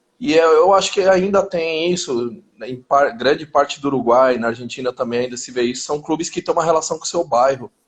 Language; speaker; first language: Portuguese; early bilingual, other home language; Spanish